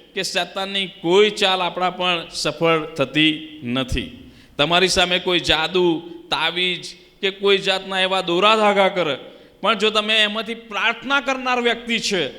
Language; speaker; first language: Gujarati; native; Gujarati